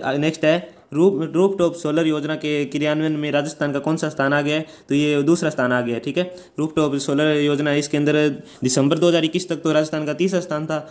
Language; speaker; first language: Hindi; native; Hindi